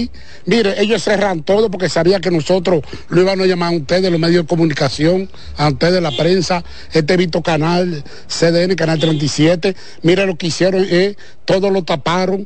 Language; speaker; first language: Spanish; native; Spanish